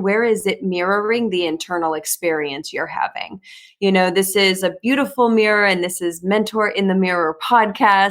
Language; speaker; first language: English; native; English